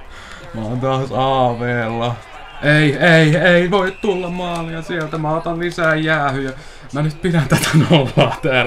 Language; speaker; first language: Finnish; native; Finnish